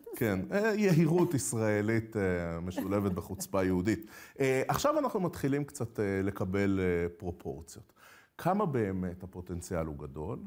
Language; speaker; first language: Hebrew; native; Hebrew